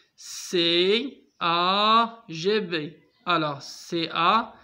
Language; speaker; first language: French; non-native, local second language; Arabic